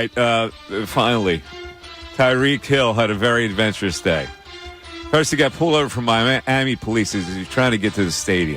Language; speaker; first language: English; native; English